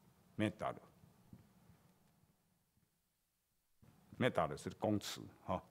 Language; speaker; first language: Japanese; non-native, fluent; Chinese